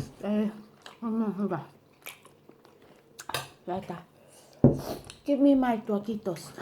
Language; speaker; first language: Finnish; non-native, learner; Thai